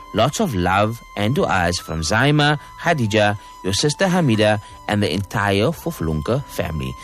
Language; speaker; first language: English; native; English